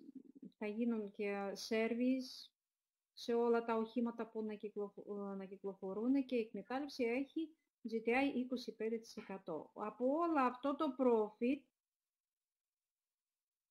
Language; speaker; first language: Greek; non-native, fluent; Russian